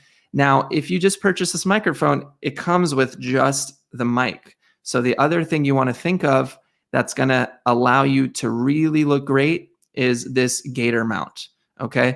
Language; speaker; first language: English; native; English